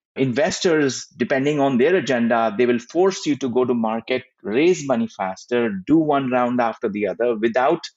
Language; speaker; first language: English; non-native, local second language; Hindi